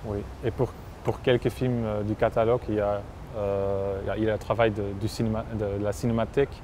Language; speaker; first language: French; non-native, local second language; Dutch